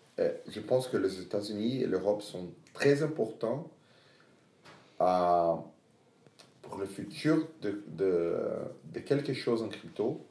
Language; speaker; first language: French; non-native, fluent; Portuguese